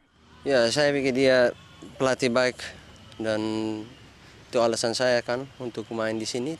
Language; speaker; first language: Indonesian; non-native, learner; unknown